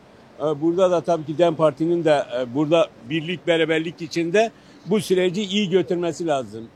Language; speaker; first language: Turkish; non-native, local second language; Kurdish